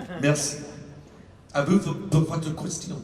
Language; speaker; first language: French; non-native, learner; English